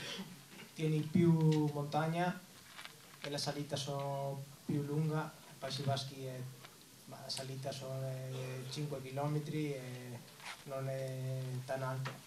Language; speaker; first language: Italian; non-native, learner; Spanish